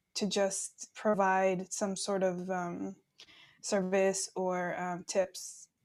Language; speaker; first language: English; early bilingual, other home language; Spanish